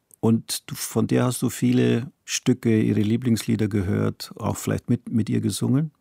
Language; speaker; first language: German; native; German